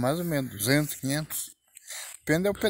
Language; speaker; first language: Portuguese; native; Portuguese